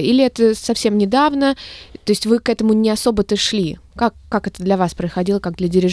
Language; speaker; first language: Russian; native; Russian